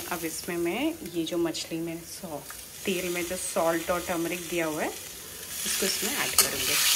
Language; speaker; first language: Hindi; non-native, local second language; Bangla